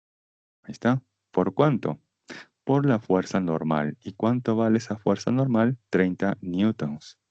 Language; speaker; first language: Spanish; native; Spanish